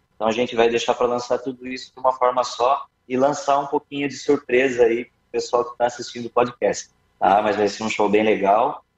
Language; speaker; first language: Portuguese; native; Portuguese